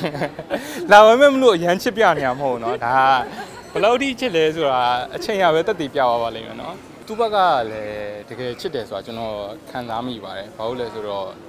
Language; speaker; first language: Burmese; native; Burmese